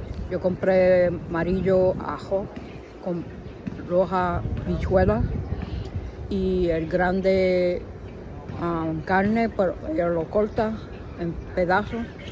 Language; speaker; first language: Spanish; non-native, learner; English